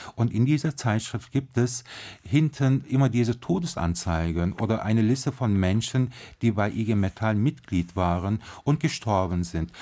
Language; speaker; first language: German; early bilingual, other home language; Turkish